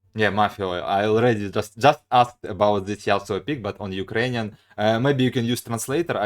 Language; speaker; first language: English; non-native, learner; Ukrainian